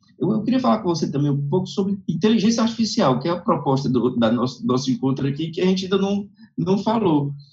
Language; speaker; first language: Portuguese; native; Portuguese